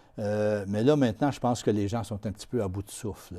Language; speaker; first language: French; native; French